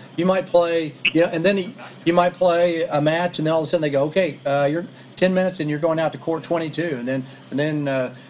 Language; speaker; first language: English; native; English